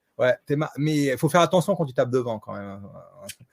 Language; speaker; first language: French; native; French